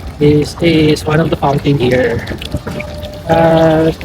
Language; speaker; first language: English; non-native, local second language; Filipino